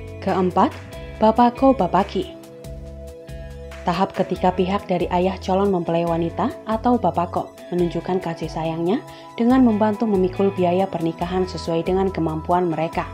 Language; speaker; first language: Indonesian; native; Indonesian